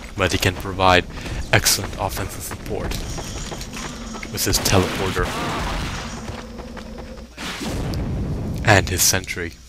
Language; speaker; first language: English; native; English